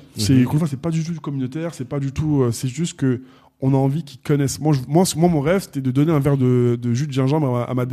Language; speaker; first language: French; native; French